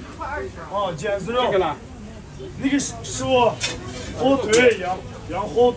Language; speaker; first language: Chinese; non-native, local second language; Uyghur